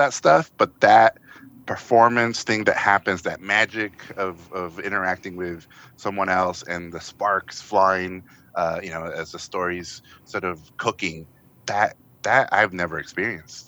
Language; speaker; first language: English; non-native, fluent; Spanish